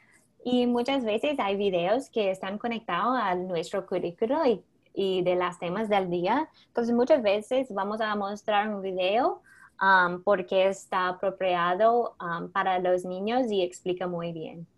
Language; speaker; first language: Spanish; non-native, fluent; English